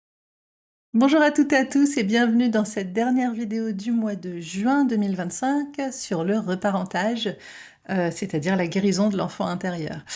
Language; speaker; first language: French; native; French